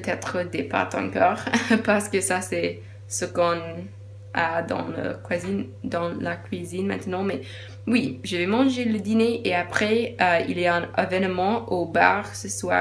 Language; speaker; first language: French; non-native, learner; English